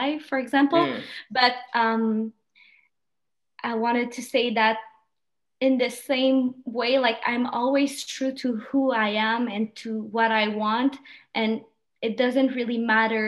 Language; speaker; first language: English; non-native, fluent; French